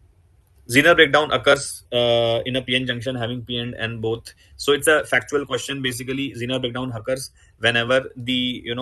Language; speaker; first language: English; non-native, local second language; Hindi